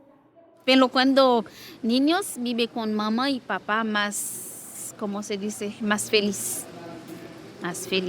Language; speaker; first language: Spanish; non-native, local second language; Haitian Creole